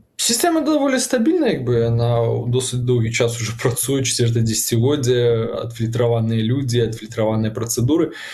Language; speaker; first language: Belarusian; non-native, local second language; Russian